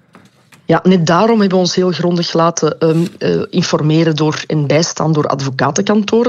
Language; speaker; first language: Dutch; native; Dutch